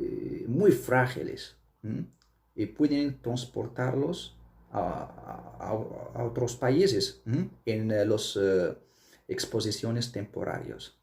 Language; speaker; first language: Spanish; non-native, fluent; Arabic